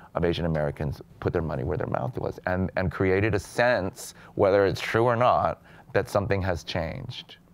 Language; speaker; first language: English; native; English